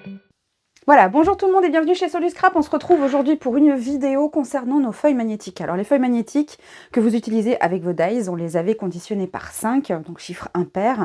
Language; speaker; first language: French; native; French